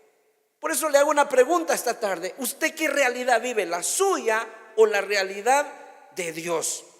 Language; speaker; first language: Spanish; native; Spanish